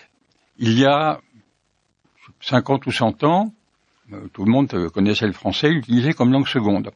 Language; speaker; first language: French; native; French